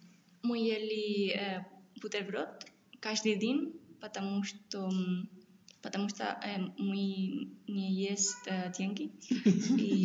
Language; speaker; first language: Russian; non-native, learner; Spanish